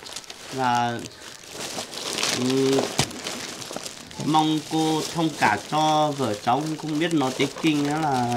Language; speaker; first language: Vietnamese; non-native, local second language; Hmong